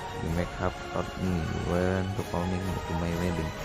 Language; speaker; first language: English; non-native, learner; Indonesian